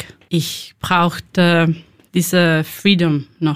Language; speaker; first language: German; non-native, learner; Spanish